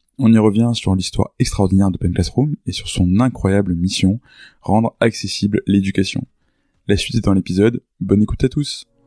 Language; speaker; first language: French; native; French